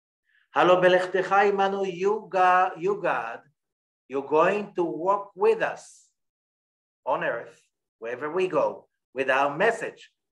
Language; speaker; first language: English; non-native, fluent; Hebrew